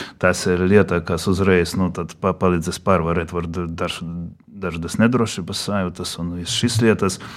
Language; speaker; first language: Latvian; non-native, local second language; Russian